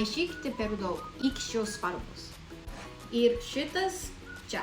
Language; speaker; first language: Lithuanian; non-native, learner; Japanese